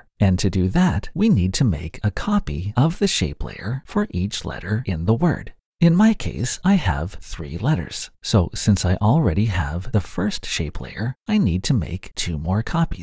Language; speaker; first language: English; native; English